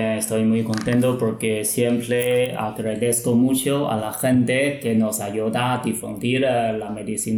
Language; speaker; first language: Spanish; non-native, fluent; Chinese